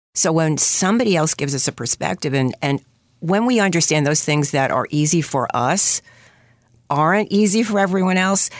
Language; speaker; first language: English; native; English